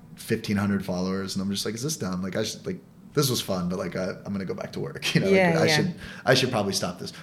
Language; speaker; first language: English; native; English